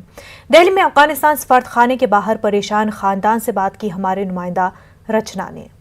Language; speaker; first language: Hindi; non-native, local second language; Urdu